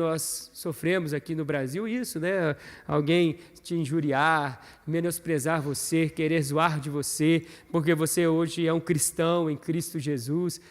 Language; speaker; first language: Portuguese; native; Portuguese